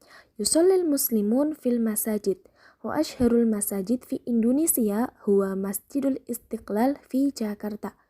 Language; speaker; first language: Arabic; non-native, fluent; Indonesian